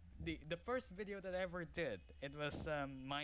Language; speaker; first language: English; non-native, local second language; Filipino